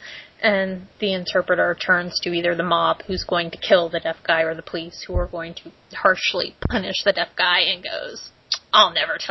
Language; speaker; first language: English; native; English